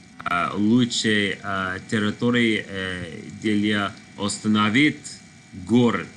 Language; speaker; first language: Russian; non-native, learner; English